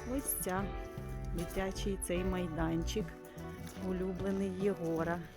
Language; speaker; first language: Ukrainian; native; Ukrainian